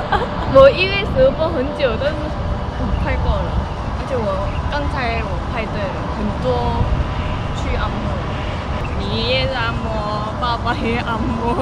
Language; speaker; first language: Chinese; non-native, learner; Korean